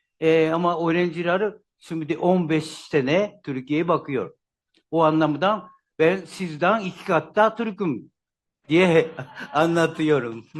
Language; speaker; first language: Turkish; non-native, learner; Japanese